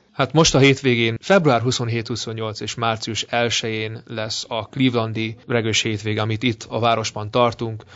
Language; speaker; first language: Hungarian; early bilingual, heritage; Hungarian